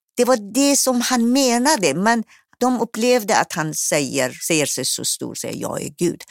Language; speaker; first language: Swedish; non-native, fluent; Persian